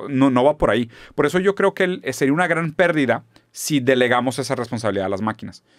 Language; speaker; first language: Spanish; non-native, fluent; German